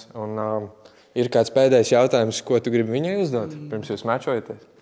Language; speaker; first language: Latvian; native; Latvian